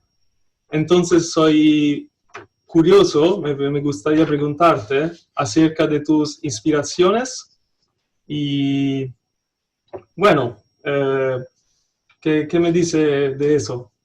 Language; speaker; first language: Spanish; non-native, learner; Italian